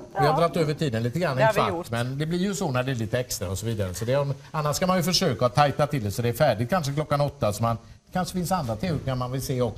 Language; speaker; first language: Swedish; native; Swedish